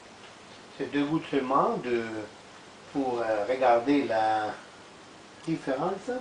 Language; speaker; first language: French; non-native, learner; Italian